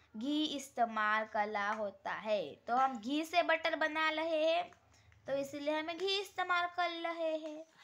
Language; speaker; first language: Hindi; non-native, local second language; Marathi